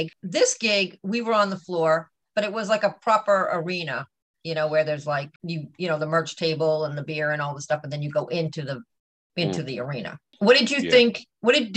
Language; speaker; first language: English; native; English